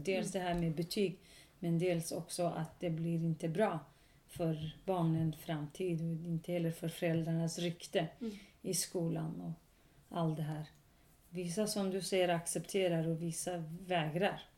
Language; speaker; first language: Swedish; non-native, local second language; Kurdish